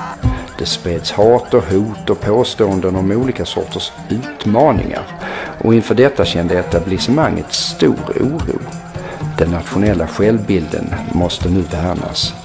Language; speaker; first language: Swedish; native; Swedish